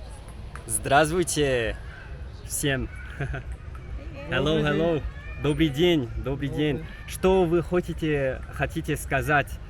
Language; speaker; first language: Russian; non-native, learner; Arabic